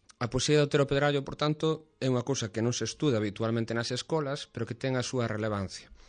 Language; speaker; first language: Galician; native; Galician